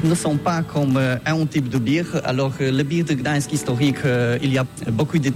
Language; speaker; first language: French; non-native, fluent; Polish